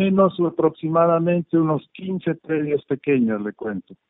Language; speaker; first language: Spanish; native; Spanish